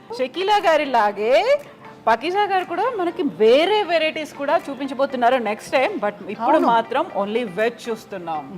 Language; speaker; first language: Telugu; native; Telugu